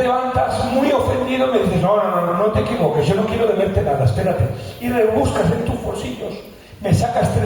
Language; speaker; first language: Spanish; native; Spanish